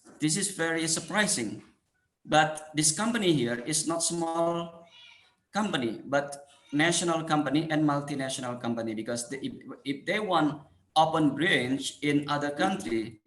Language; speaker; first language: English; non-native, fluent; Indonesian